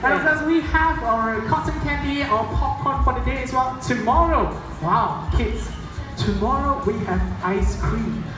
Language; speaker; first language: English; non-native, local second language; Chinese